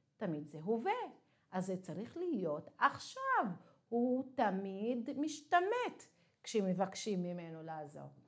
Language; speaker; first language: Hebrew; non-native, local second language; Arabic